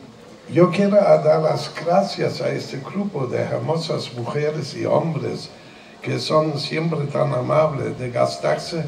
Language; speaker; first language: Spanish; non-native, fluent; German